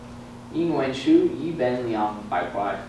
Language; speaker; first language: Chinese; non-native, learner; English